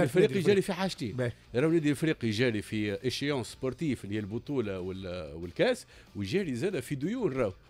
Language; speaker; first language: Arabic; native; Arabic